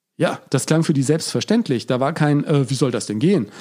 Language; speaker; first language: German; native; German